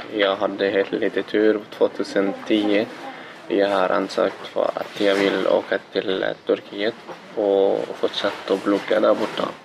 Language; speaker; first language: Swedish; non-native, fluent; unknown